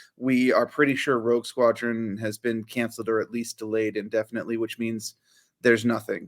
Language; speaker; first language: English; native; English